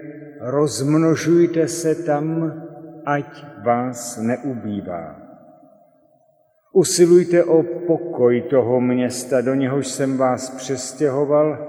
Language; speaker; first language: Czech; native; Czech